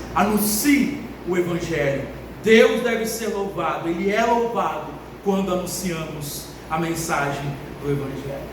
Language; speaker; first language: Portuguese; native; Portuguese